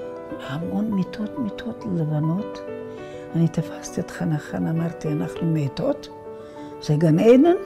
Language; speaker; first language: Hebrew; non-native, fluent; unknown